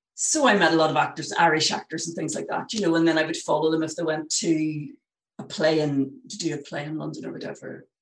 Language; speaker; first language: English; native; English